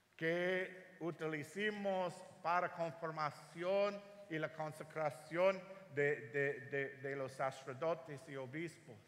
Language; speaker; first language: Spanish; non-native, learner; English